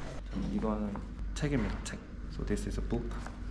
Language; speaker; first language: English; non-native, learner; Korean